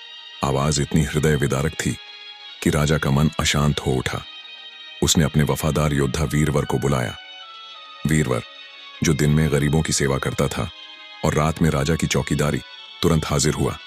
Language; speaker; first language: Hindi; native; Hindi